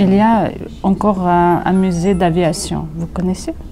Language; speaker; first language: French; non-native, fluent; Russian